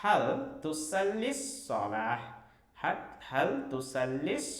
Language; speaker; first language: Arabic; non-native, fluent; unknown